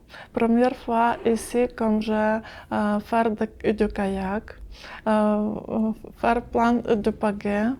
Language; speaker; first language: French; non-native, learner; Ukrainian